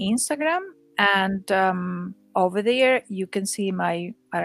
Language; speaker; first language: English; non-native, fluent; Spanish